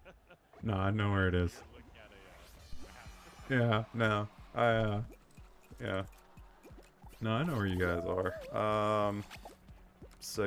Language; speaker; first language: English; native; English